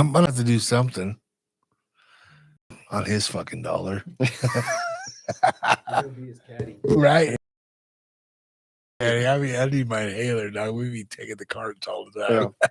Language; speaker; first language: English; native; English